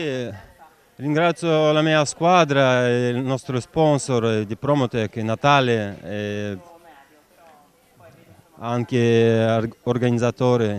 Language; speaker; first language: Italian; non-native, learner; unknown